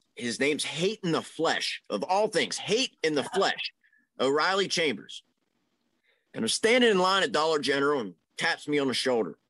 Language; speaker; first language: English; native; English